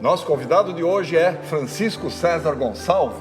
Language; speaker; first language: Portuguese; native; Portuguese